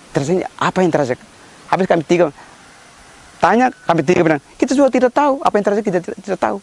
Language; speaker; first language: Indonesian; non-native, local second language; Tetum